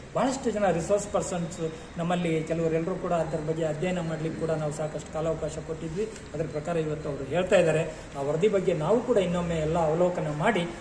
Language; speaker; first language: Kannada; non-native, local second language; Lambadi